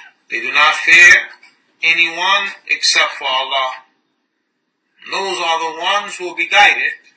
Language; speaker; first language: English; native; English